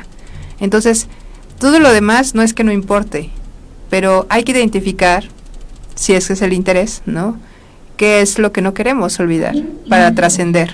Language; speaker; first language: Spanish; native; Spanish